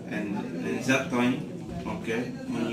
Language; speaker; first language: English; non-native, learner; Arabic